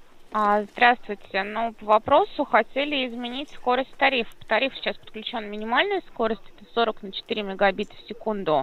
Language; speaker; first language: Russian; native; Russian